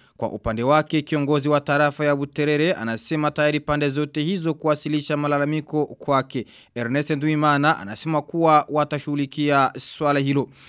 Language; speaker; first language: Swahili; non-native, local second language; Rundi